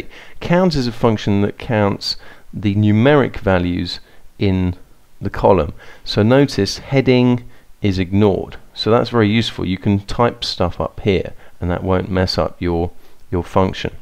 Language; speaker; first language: English; native; English